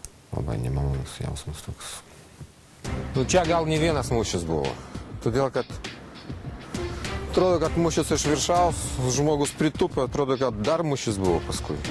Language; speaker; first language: Lithuanian; non-native, learner; Russian